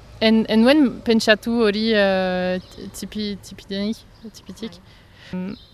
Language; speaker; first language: Basque; non-native, local second language; French